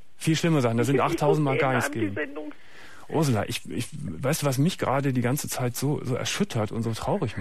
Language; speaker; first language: German; native; German